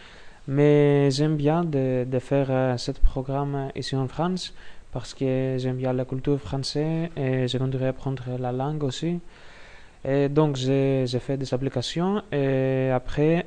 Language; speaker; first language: French; non-native, learner; Greek